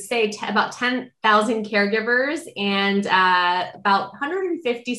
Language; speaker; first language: English; native; English